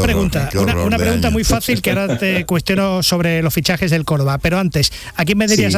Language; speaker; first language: Spanish; native; Spanish